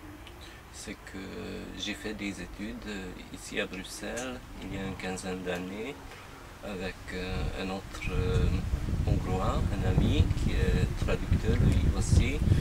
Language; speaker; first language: French; non-native, fluent; Hungarian